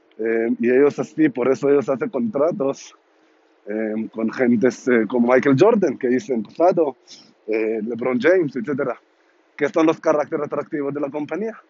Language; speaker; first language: Spanish; non-native, learner; Hebrew